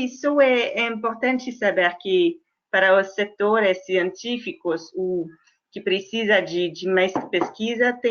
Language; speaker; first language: Portuguese; non-native, fluent; French